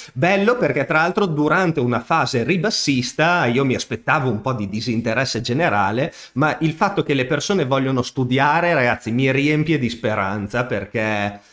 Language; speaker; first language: Italian; native; Italian